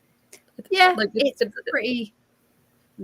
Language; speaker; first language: English; native; English